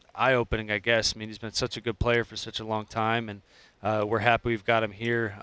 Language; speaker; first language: English; native; English